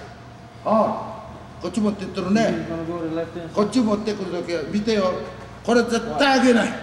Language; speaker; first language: Japanese; native; Japanese